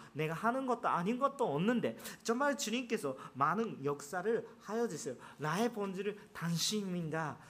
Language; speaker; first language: Korean; non-native, fluent; Japanese